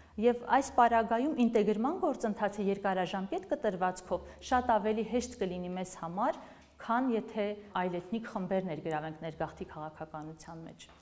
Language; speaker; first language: Armenian; native; Armenian